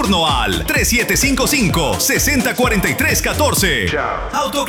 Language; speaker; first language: Spanish; native; Spanish